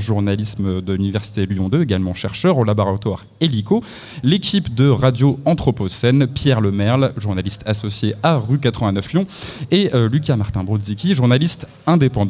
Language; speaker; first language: French; native; French